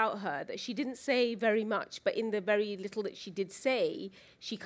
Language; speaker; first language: English; native; English